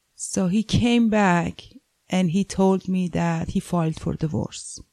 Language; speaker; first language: English; non-native, fluent; Persian